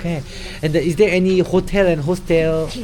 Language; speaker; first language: English; non-native, learner; Korean